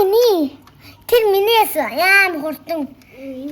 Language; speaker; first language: Mongolian; early bilingual, heritage; Mongolian